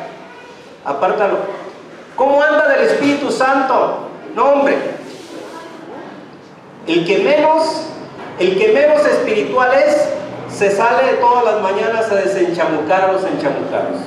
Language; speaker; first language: Spanish; native; Spanish